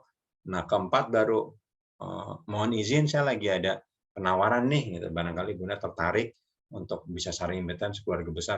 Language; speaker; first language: Indonesian; native; Indonesian